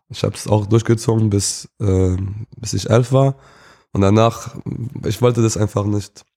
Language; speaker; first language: German; early bilingual, other home language; English